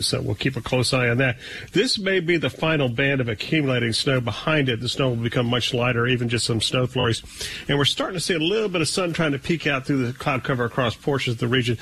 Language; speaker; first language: English; native; English